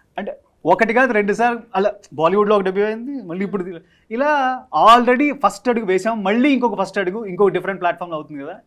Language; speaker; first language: Telugu; native; Telugu